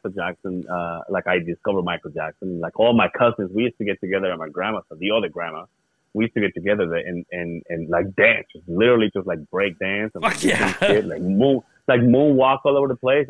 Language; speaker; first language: English; non-native, fluent; Spanish